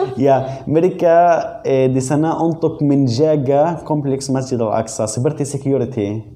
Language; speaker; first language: Indonesian; non-native, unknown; Arabic